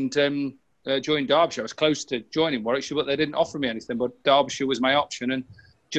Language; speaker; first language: English; native; English